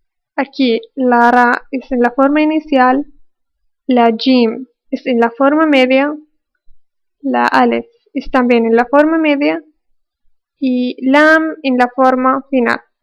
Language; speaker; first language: Spanish; non-native, fluent; Arabic